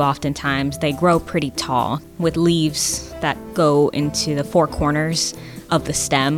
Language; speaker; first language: English; native; English